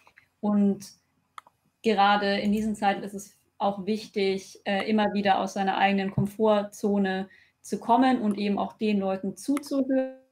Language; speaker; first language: German; native; German